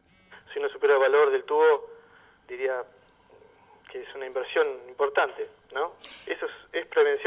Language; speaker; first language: Spanish; native; Spanish